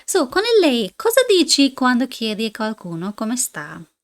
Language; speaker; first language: Italian; non-native, fluent; English